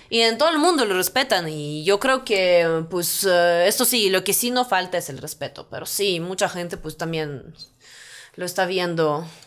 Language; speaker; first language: Spanish; non-native, fluent; Russian